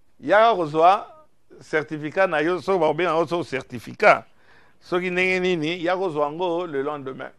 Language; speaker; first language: Lingala; native; Lingala